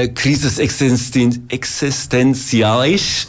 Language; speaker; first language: Portuguese; non-native, learner; German